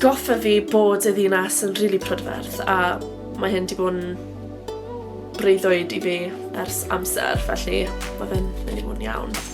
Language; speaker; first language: Welsh; non-native, local second language; English